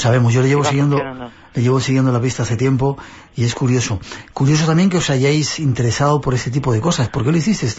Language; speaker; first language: Spanish; native; Spanish